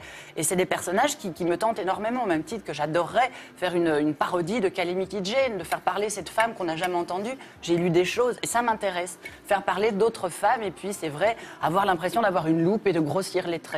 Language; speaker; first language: French; native; French